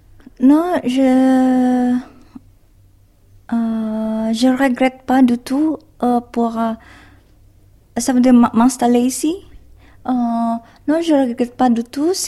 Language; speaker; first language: French; non-native, learner; Indonesian